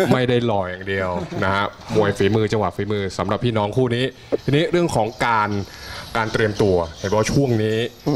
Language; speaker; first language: Thai; native; Thai